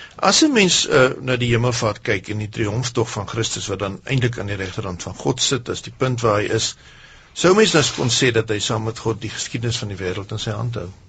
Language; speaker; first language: Afrikaans; native; Afrikaans